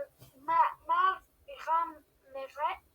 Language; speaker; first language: French; non-native, learner; Spanish